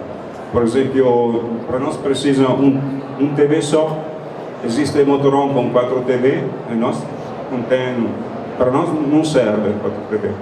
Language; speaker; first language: Portuguese; non-native, fluent; Italian